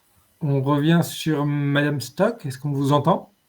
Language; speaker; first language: French; native; French